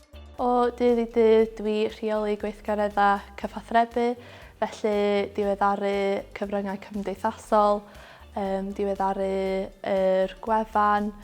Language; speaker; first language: Welsh; non-native, local second language; English